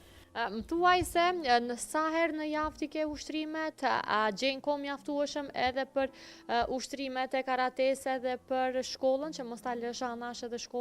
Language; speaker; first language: Albanian; native; Albanian